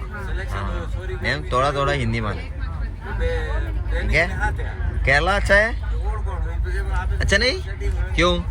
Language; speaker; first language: Hindi; non-native, local second language; Malayalam